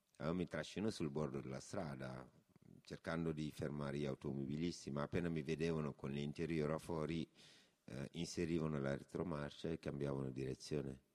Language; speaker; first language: Italian; non-native, fluent; Wolof